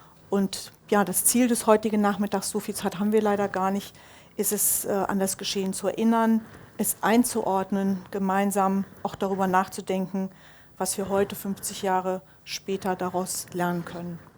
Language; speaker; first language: German; native; German